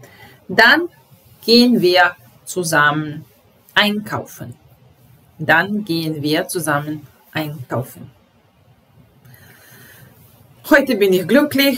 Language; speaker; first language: German; non-native, fluent; Serbian